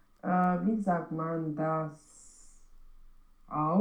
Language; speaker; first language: German; non-native, learner; Romanian